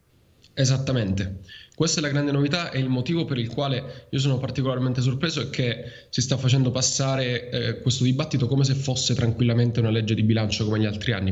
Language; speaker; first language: Italian; native; Italian